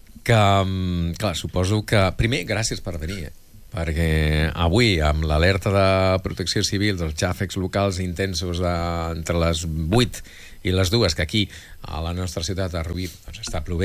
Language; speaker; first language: Catalan; native; Catalan